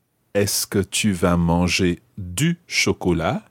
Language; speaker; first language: French; non-native, fluent; English